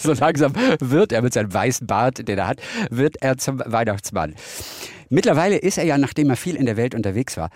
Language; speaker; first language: German; native; German